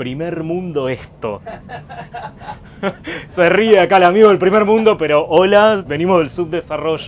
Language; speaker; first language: Spanish; native; Spanish